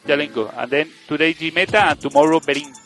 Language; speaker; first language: English; non-native, learner; Spanish